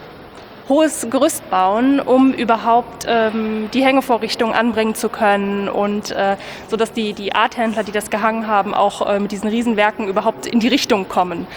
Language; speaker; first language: German; native; German